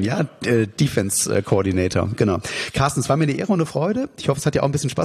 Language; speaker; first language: German; native; German